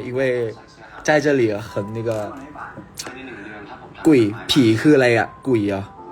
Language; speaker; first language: Chinese; non-native, learner; Thai